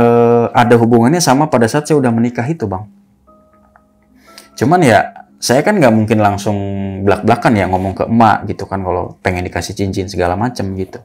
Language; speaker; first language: Indonesian; native; Indonesian